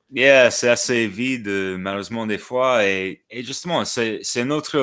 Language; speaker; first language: French; non-native, fluent; English